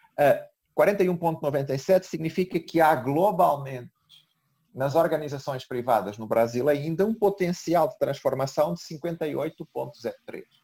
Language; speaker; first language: Portuguese; native; Portuguese